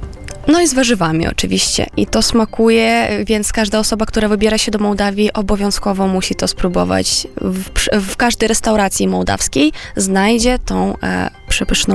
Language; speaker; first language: Polish; non-native, fluent; Romanian